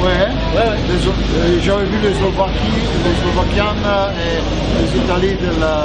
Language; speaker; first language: French; non-native, fluent; Italian